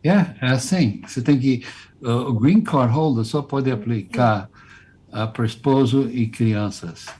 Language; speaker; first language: Portuguese; non-native, fluent; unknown